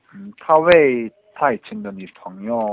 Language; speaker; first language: Chinese; non-native, learner; Korean